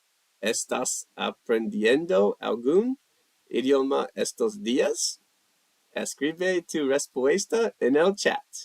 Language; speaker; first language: Spanish; non-native, learner; English